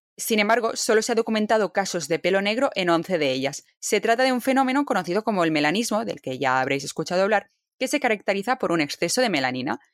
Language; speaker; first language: Spanish; native; Spanish